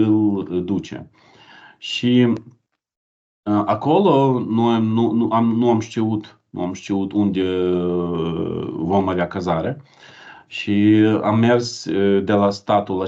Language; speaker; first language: Romanian; non-native, learner; Ukrainian